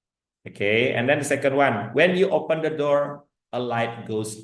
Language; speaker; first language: English; non-native, fluent; Indonesian